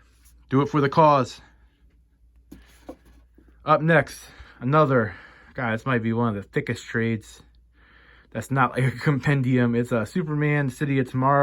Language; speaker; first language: English; native; English